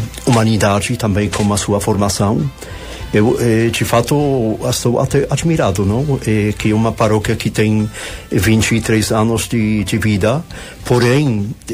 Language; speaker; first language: Portuguese; non-native, fluent; Polish